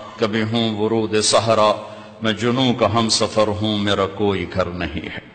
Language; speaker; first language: Urdu; non-native, local second language; Punjabi